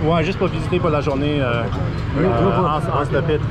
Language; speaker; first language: French; non-native, local second language; English